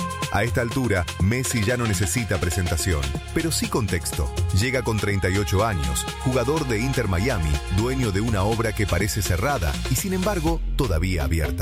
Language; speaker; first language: Spanish; native; Spanish